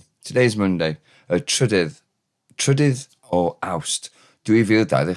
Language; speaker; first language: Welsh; non-native, learner; English